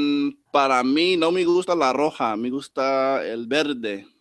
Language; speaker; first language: Spanish; non-native, learner; English